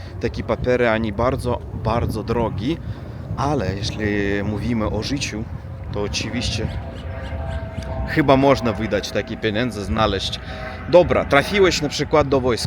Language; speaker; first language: Polish; non-native, learner; Russian